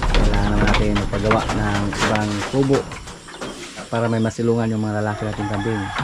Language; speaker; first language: Filipino; native; Filipino